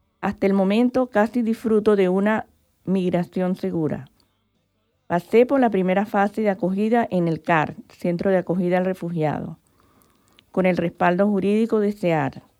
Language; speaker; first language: Spanish; native; Spanish